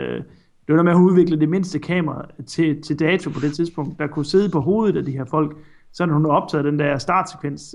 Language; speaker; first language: Danish; native; Danish